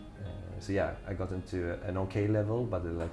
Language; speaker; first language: English; non-native, fluent; Swedish